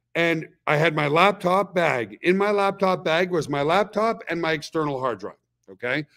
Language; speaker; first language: English; native; English